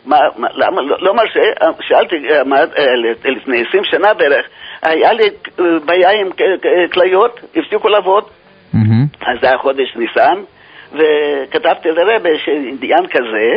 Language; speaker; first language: Hebrew; non-native, fluent; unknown